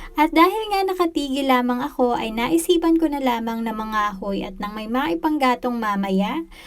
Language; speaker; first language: Filipino; native; Filipino